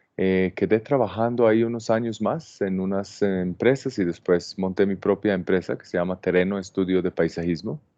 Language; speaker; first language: Spanish; non-native, fluent; Hebrew